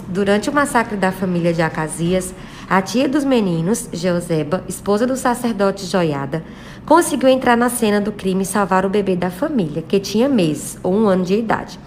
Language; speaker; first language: Portuguese; native; Portuguese